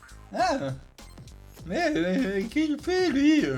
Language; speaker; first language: French; native; French